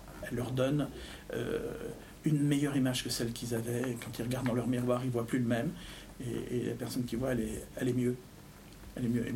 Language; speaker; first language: French; native; French